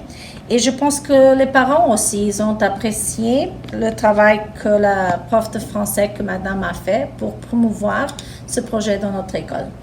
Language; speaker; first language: French; non-native, fluent; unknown